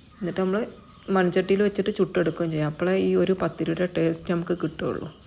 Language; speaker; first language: Malayalam; native; Malayalam